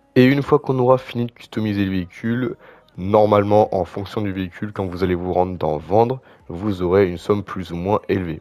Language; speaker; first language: French; native; French